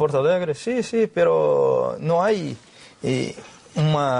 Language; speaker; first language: Spanish; non-native, learner; Portuguese